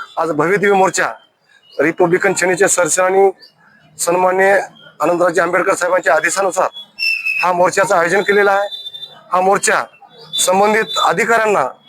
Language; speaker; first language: Marathi; native; Marathi